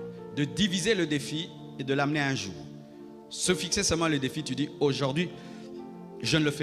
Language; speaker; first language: French; non-native, local second language; Lingala